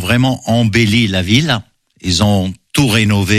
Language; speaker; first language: French; non-native, local second language; Arabic